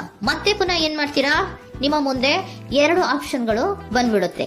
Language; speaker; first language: Kannada; native; Kannada